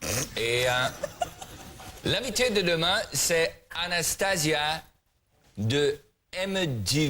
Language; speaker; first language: French; non-native, learner; German